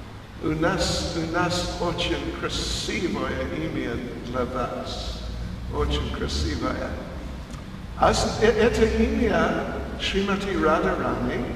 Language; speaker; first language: Russian; non-native, learner; English